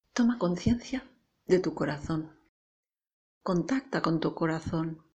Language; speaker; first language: Spanish; non-native, local second language; Catalan